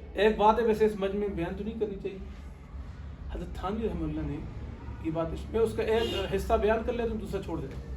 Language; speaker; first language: Urdu; non-native, local second language; Pashto